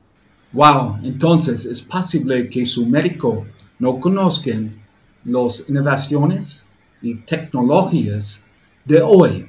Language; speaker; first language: Spanish; non-native, learner; English